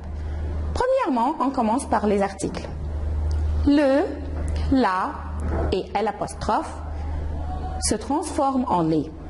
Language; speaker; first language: French; non-native, fluent; Arabic